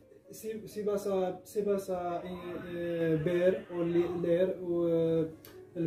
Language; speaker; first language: Spanish; non-native, learner; Arabic